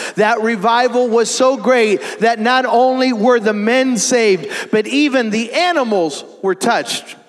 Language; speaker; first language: English; native; English